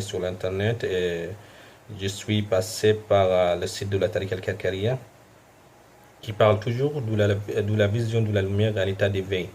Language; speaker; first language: French; non-native, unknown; Arabic